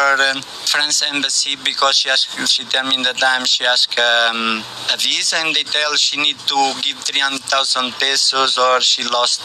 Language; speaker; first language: English; non-native, learner; Portuguese